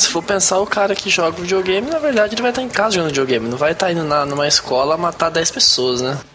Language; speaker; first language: Portuguese; native; Portuguese